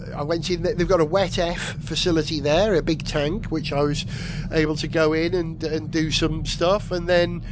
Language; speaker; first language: English; native; English